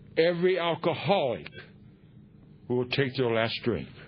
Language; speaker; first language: English; native; English